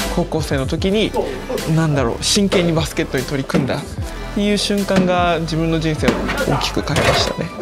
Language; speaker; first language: Japanese; early bilingual, other home language; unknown